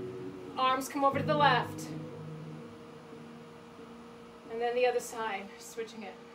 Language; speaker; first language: English; native; English